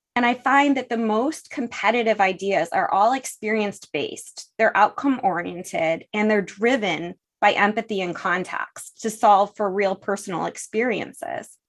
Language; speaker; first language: English; native; English